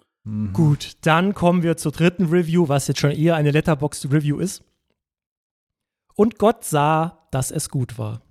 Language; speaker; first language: German; native; German